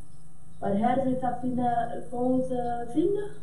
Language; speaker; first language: Icelandic; non-native, learner; Portuguese